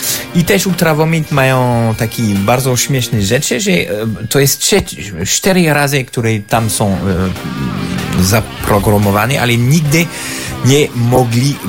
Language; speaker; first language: Polish; non-native, fluent; French